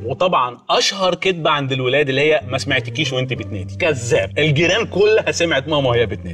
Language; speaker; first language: Arabic; native; Arabic